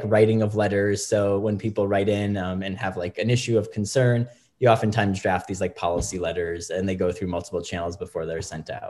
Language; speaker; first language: English; native; English